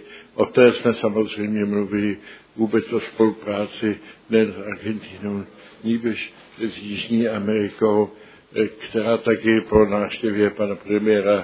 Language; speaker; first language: Czech; early bilingual, heritage; Czech